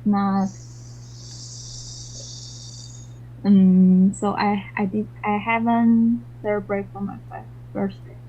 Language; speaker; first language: English; non-native, learner; Chinese